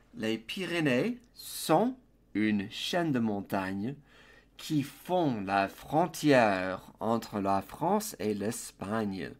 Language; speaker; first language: French; non-native, fluent; English